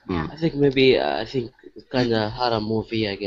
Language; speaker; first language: English; non-native, learner; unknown